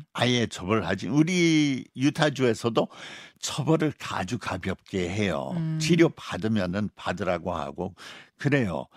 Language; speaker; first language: Korean; non-native, fluent; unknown